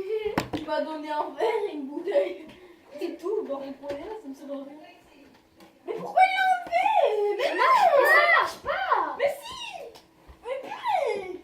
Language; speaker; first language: French; native; French